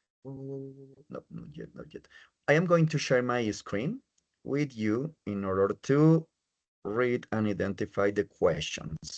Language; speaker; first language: English; non-native, fluent; Spanish